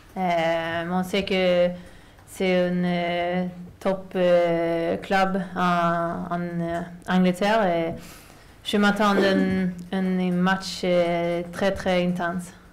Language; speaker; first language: French; non-native, fluent; Swedish